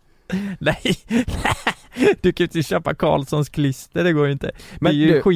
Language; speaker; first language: Swedish; native; Swedish